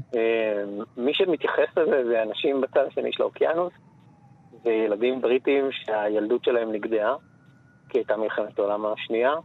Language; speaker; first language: Hebrew; native; Hebrew